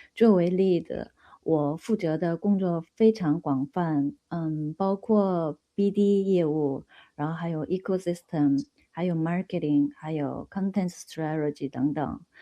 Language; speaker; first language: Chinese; non-native, fluent; Korean